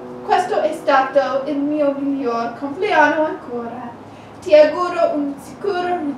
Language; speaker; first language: Italian; non-native, learner; English